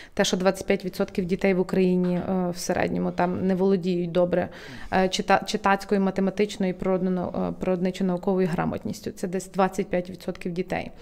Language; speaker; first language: Ukrainian; native; Ukrainian